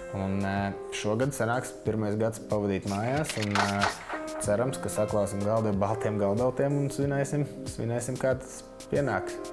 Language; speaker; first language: Latvian; native; Latvian